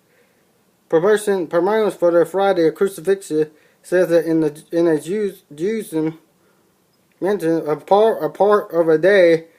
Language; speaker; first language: English; native; English